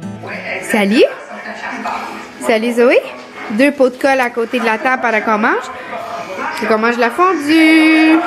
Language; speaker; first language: French; native; French